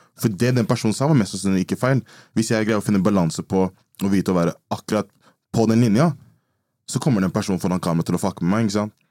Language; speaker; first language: Norwegian; early bilingual, other home language; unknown